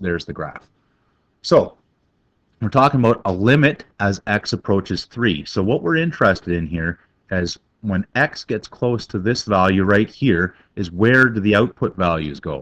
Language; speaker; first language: English; native; English